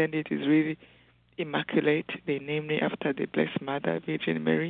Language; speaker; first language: English; non-native, local second language; Kinyarwanda